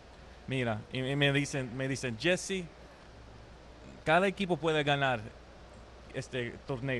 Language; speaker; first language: Spanish; early bilingual, heritage; Spanish